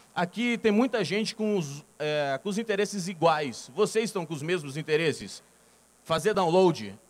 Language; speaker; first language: Portuguese; native; Portuguese